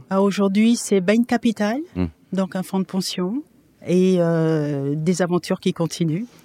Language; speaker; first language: French; non-native, local second language; Wolof